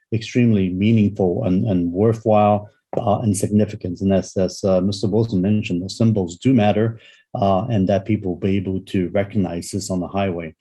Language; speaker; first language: English; non-native, local second language; Cantonese